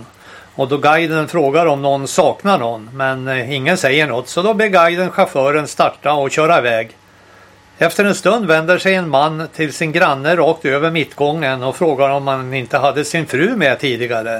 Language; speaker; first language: Swedish; native; Swedish